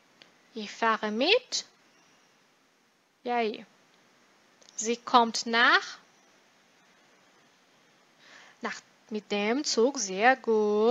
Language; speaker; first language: German; non-native, fluent; Portuguese